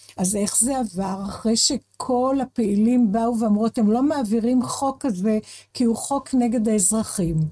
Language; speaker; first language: Hebrew; native; Hebrew